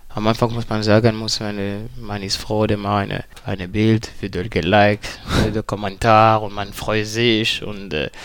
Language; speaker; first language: German; non-native, fluent; French